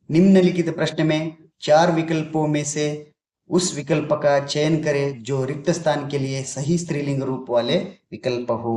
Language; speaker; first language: Hindi; non-native, local second language; Kannada